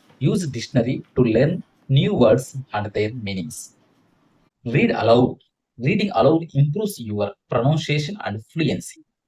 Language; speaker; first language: English; non-native, local second language; Telugu